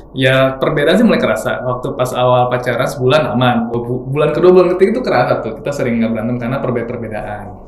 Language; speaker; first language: Indonesian; native; Indonesian